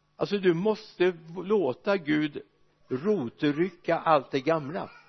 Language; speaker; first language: Swedish; native; Swedish